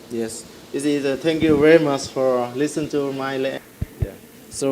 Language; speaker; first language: English; non-native, learner; Vietnamese